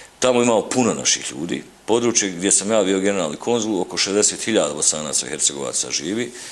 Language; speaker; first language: Bosnian; native; Bosnian